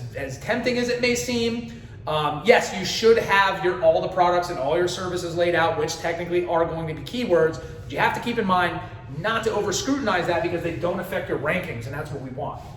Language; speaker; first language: English; native; English